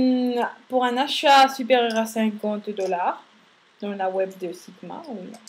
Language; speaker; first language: French; non-native, fluent; Spanish